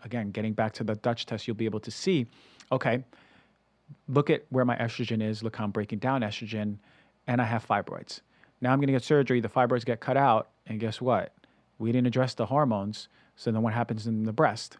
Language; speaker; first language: English; native; English